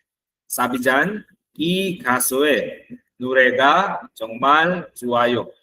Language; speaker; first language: Korean; non-native, fluent; Filipino